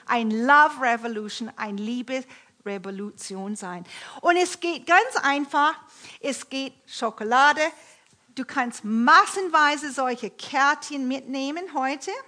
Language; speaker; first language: German; non-native, fluent; English